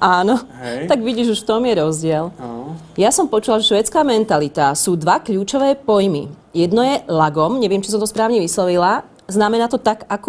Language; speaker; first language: Slovak; native; Slovak